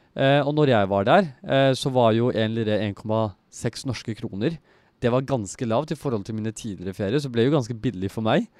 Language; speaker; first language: Norwegian; early bilingual, other home language; Turkish